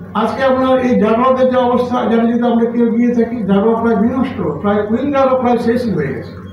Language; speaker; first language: Bangla; non-native, local second language; Santali